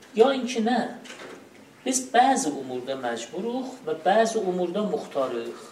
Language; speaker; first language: Persian; non-native, local second language; Azerbaijani